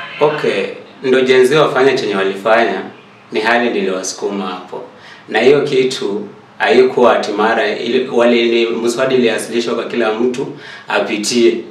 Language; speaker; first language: Swahili; native; Swahili